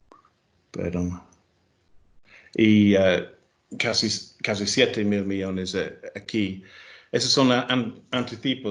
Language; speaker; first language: Spanish; non-native, fluent; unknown